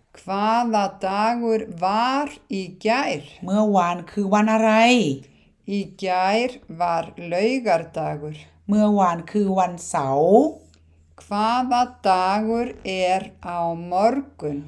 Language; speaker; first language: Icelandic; non-native, fluent; Thai